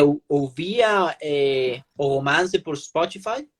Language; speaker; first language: Portuguese; non-native, learner; Spanish